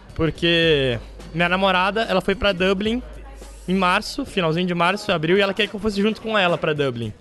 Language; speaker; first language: Portuguese; native; Portuguese